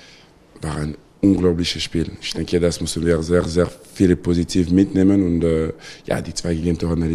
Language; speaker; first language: German; non-native, local second language; French